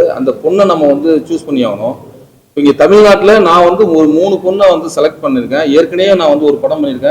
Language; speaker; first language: Tamil; native; Tamil